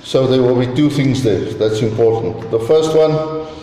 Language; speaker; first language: English; non-native, local second language; Afrikaans